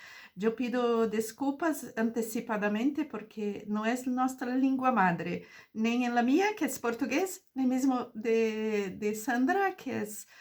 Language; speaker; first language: Spanish; non-native, fluent; Portuguese